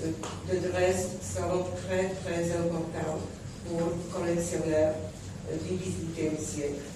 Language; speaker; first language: French; non-native, fluent; Polish